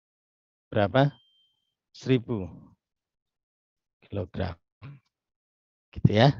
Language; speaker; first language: Indonesian; native; Indonesian